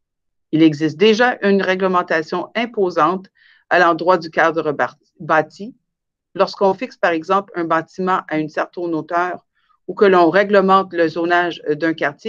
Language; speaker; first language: French; native; French